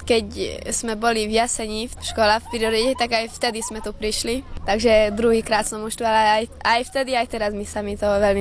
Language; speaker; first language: Slovak; non-native, local second language; Hungarian